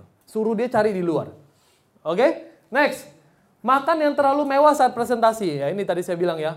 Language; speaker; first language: Indonesian; native; Indonesian